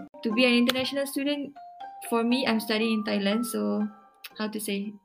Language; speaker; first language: English; non-native, local second language; Malay